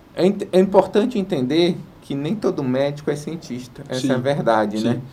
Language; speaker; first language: Portuguese; native; Portuguese